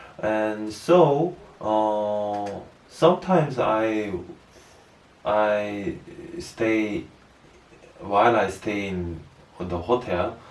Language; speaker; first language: English; non-native, learner; Korean